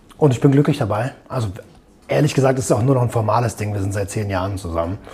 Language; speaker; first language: German; native; German